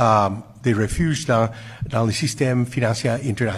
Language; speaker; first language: French; non-native, fluent; English